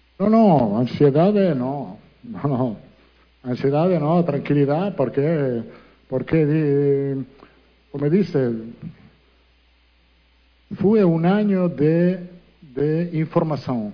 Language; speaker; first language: Portuguese; non-native, fluent; Italian